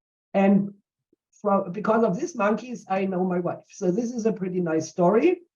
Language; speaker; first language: English; non-native, fluent; German